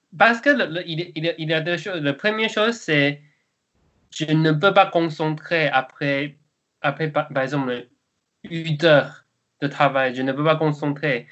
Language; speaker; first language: French; non-native, learner; Chinese